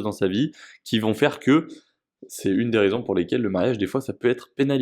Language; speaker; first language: French; native; French